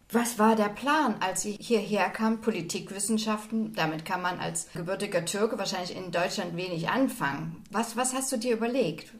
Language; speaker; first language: German; native; German